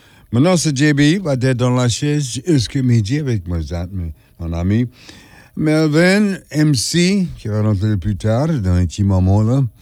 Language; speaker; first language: French; early bilingual, heritage; French